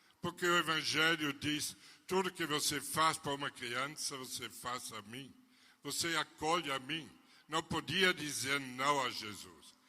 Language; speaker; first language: Portuguese; non-native, fluent; German